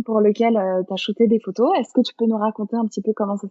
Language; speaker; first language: French; native; French